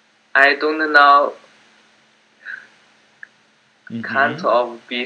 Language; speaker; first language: English; non-native, learner; Chinese